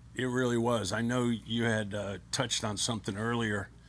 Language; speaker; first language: English; native; English